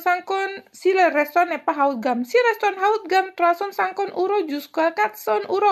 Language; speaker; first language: French; non-native, learner; Indonesian